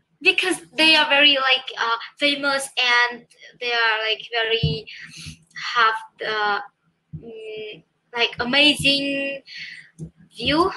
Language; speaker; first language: English; non-native, learner; Vietnamese